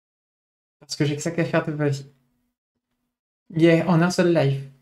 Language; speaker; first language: French; native; French